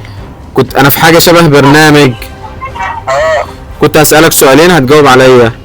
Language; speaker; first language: Arabic; native; Arabic